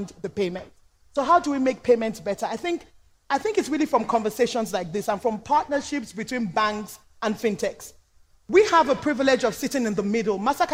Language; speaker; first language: English; non-native, local second language; Yoruba